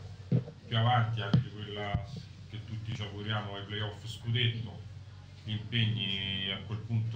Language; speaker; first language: Italian; native; Italian